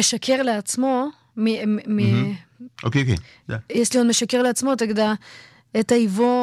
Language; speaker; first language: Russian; early bilingual, heritage; Russian